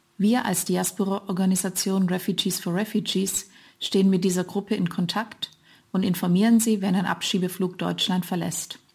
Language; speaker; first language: German; native; German